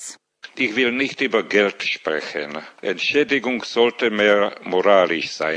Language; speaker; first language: German; non-native, fluent; Slovak